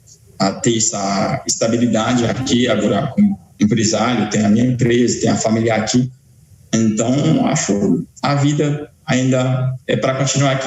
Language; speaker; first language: Portuguese; non-native, fluent; Haitian Creole